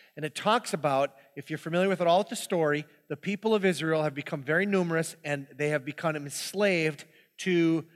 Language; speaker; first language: English; native; English